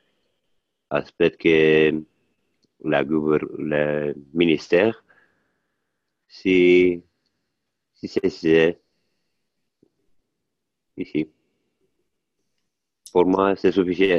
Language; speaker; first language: French; non-native, learner; Italian